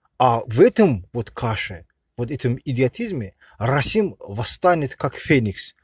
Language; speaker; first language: Russian; non-native, local second language; Azerbaijani